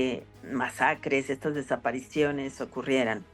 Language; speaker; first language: Spanish; native; Spanish